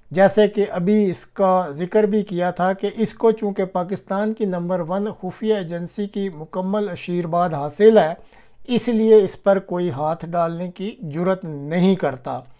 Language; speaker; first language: Urdu; non-native, local second language; Punjabi